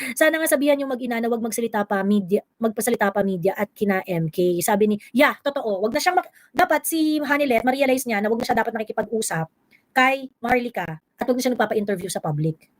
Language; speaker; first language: Filipino; native; Filipino